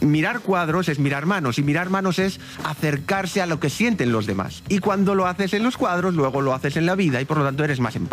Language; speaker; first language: Spanish; native; Spanish